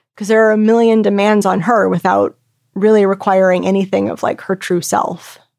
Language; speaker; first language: English; native; English